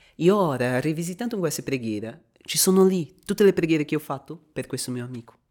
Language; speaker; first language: Italian; non-native, fluent; Portuguese